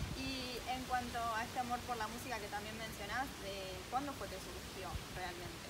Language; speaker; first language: Spanish; native; Spanish